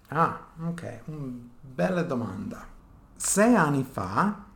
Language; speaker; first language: Italian; non-native, learner; English